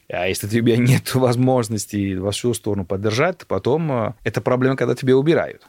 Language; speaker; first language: Russian; non-native, fluent; Italian